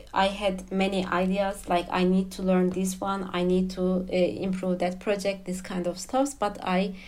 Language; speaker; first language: English; non-native, fluent; Turkish